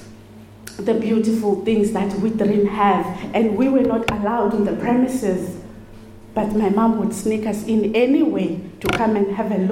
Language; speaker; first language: English; non-native, local second language; Xhosa